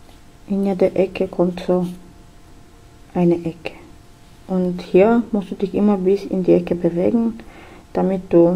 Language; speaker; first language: German; non-native, fluent; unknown